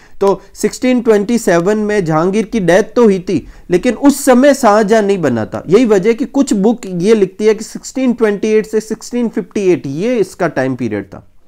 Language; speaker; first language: Hindi; native; Hindi